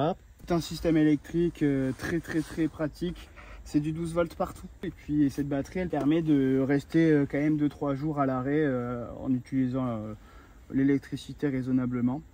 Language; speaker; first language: French; native; French